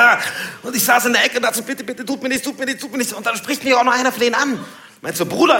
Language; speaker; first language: German; native; German